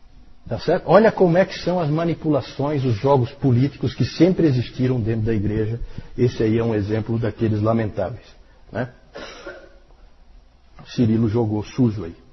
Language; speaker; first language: Portuguese; native; Portuguese